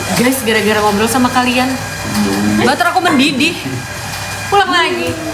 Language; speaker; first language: Indonesian; native; Indonesian